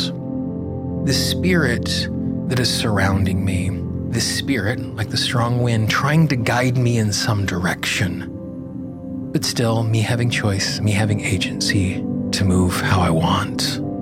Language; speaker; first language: English; native; English